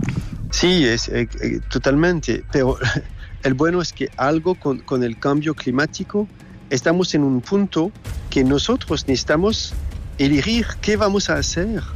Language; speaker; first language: Spanish; non-native, learner; French